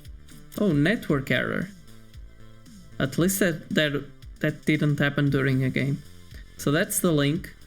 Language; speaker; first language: English; non-native, fluent; Portuguese